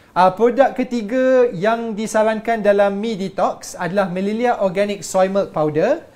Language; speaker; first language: Malay; native; Malay